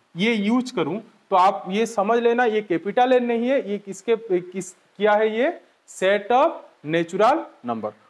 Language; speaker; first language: Hindi; non-native, local second language; Bangla